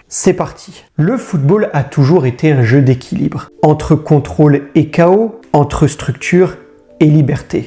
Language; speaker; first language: French; native; French